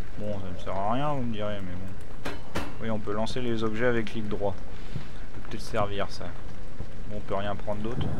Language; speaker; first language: French; native; French